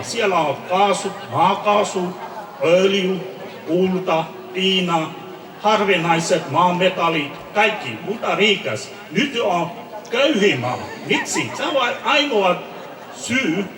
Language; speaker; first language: Finnish; non-native, fluent; Burmese